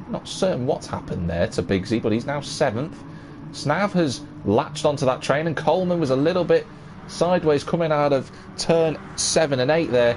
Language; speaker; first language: English; native; English